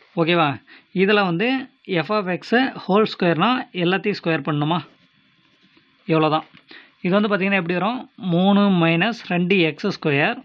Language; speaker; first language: Tamil; native; Tamil